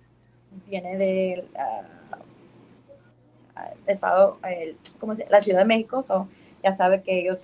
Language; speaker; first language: Spanish; early bilingual, heritage; Spanish